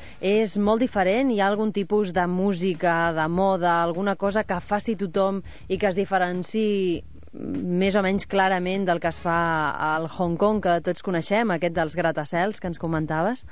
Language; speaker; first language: Catalan; native; Catalan